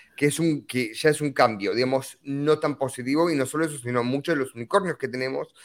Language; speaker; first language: Spanish; native; Spanish